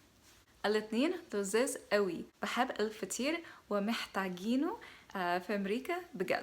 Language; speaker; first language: Arabic; non-native, fluent; English